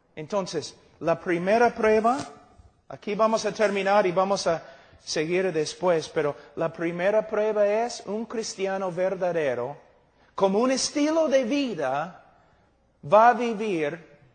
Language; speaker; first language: Spanish; non-native, fluent; English